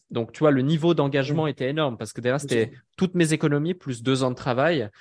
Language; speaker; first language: French; native; French